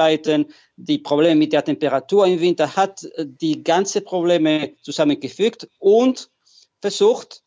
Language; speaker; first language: German; non-native, fluent; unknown